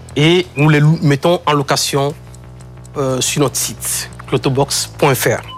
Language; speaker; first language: French; non-native, local second language; Ewe